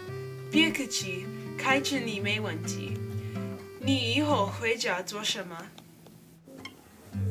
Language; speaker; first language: Chinese; non-native, learner; English